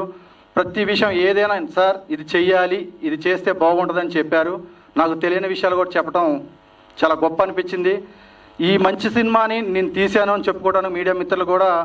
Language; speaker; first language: Telugu; native; Telugu